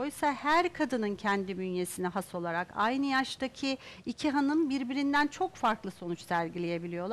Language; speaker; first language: Turkish; native; Turkish